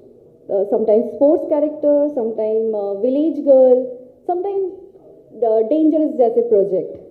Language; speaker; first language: Hindi; non-native, local second language; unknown